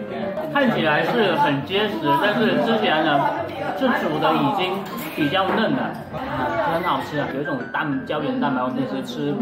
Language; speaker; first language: Chinese; non-native, local second language; Min Nan Chinese